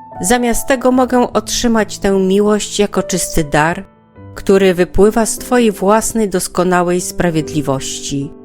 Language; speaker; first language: Polish; native; Polish